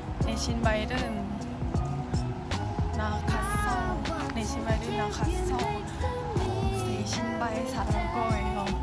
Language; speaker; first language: Korean; non-native, learner; Thai